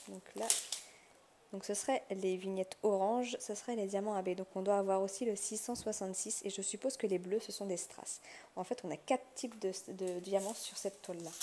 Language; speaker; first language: French; native; French